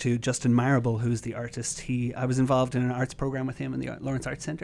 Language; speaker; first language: English; native; English